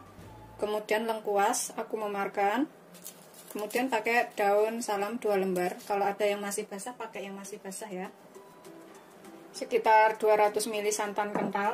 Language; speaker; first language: Indonesian; native; Indonesian